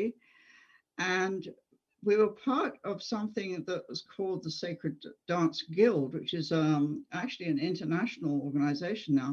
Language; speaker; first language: English; native; English